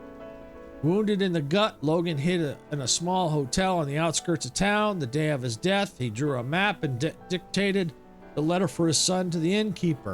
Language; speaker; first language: English; native; English